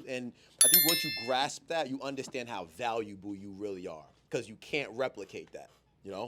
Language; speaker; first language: English; native; English